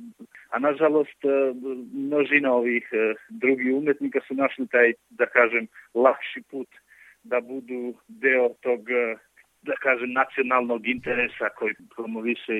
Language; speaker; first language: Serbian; non-native, local second language; Albanian